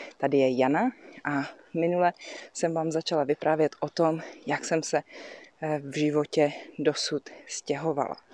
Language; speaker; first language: Czech; native; Czech